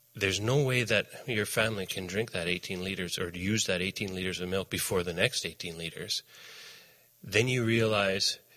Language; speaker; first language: English; native; English